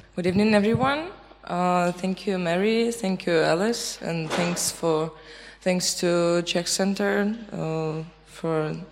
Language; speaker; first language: English; non-native, fluent; Belarusian